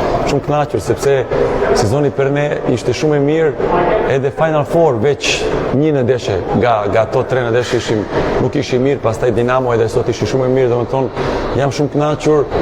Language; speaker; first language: Albanian; non-native, learner; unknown